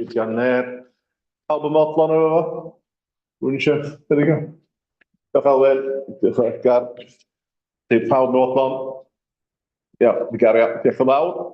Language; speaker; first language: Welsh; native; Welsh